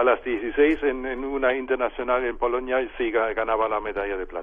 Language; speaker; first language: Spanish; non-native, fluent; German